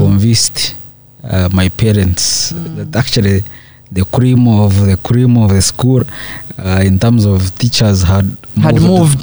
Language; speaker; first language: English; non-native, local second language; Nyankole